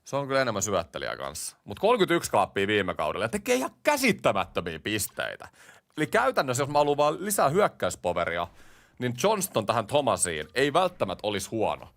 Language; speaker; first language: Finnish; native; Finnish